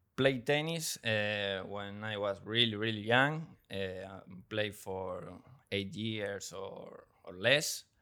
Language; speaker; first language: English; non-native, learner; Spanish